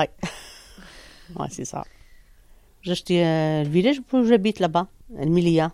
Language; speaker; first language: French; non-native, learner; Arabic